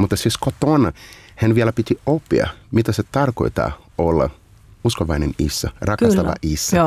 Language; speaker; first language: Finnish; non-native, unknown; Portuguese